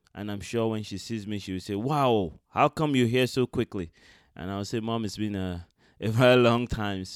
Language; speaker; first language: English; non-native, local second language; Yoruba